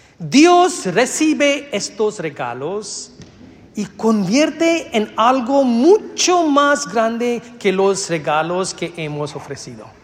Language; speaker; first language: Spanish; non-native, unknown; Malayalam